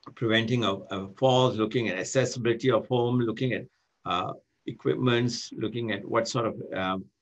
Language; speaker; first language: English; non-native, local second language; Tamil